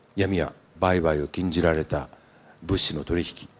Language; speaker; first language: Japanese; native; Japanese